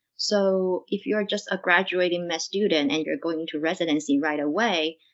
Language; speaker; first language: English; non-native, fluent; Chinese